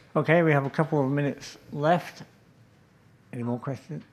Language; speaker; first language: English; native; English